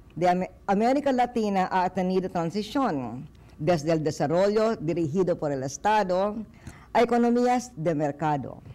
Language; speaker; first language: Spanish; non-native, fluent; Filipino